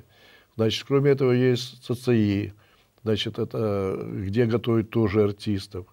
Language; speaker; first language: Russian; native; Russian